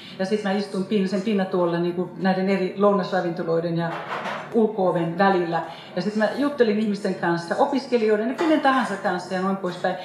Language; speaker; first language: Finnish; native; Finnish